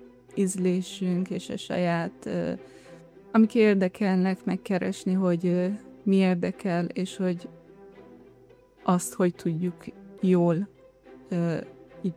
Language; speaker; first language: Hungarian; early bilingual, heritage; Hungarian